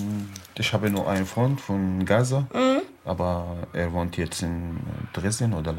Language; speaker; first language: German; non-native, learner; Arabic